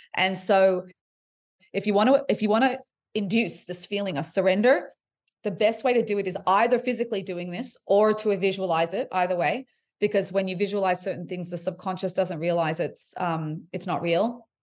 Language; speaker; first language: English; native; English